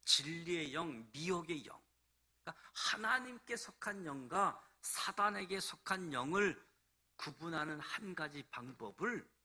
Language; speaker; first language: Korean; native; Korean